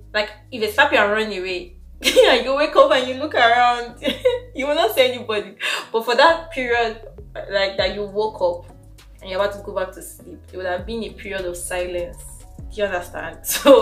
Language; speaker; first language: English; non-native, local second language; Igbo